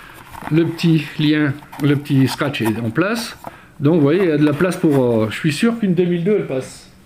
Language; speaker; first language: French; native; French